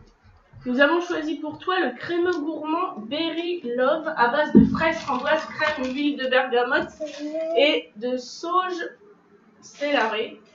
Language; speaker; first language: French; native; French